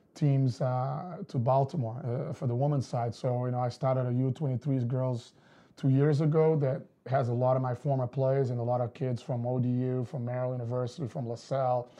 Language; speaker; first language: English; non-native, fluent; Portuguese